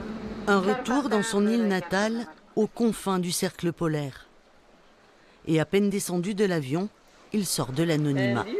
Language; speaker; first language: French; native; French